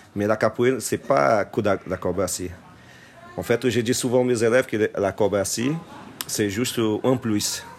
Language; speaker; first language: French; non-native, fluent; Portuguese